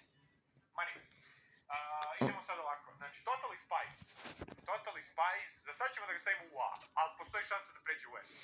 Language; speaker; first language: Bosnian; native; Bosnian